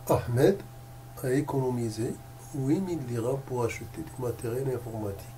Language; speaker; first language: French; non-native, local second language; Arabic